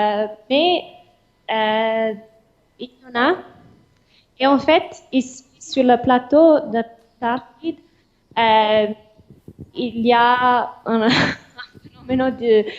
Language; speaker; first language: French; non-native, learner; English